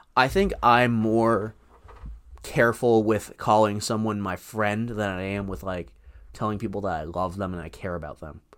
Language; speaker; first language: English; native; English